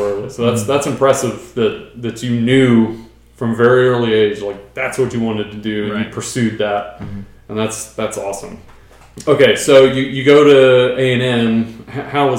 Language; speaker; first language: English; native; English